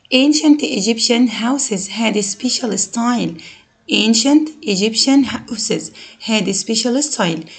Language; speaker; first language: English; non-native, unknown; Arabic